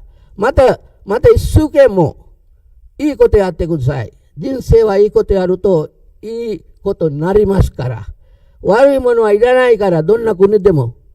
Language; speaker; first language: Japanese; non-native, learner; Sinhala